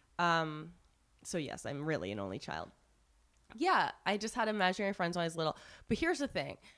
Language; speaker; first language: English; native; English